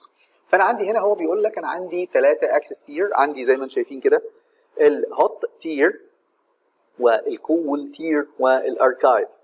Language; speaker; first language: Arabic; native; Arabic